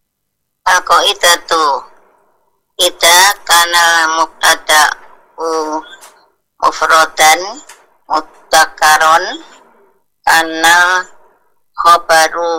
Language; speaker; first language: Arabic; non-native, learner; Indonesian